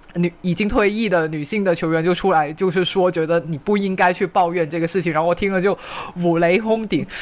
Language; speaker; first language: Chinese; native; Chinese